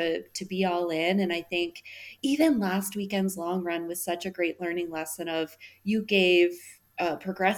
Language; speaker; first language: English; native; English